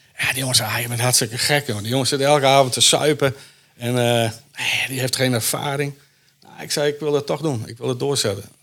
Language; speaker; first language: Dutch; native; Dutch